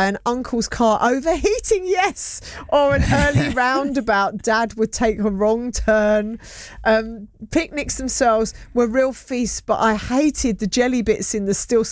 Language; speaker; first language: English; native; English